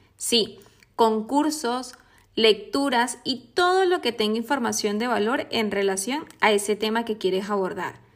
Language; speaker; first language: Spanish; native; Spanish